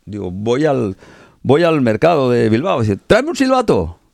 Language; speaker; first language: Spanish; non-native, local second language; Catalan